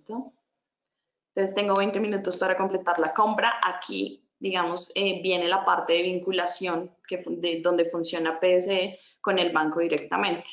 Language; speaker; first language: Spanish; native; Spanish